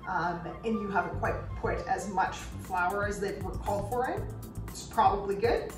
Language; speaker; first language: English; native; English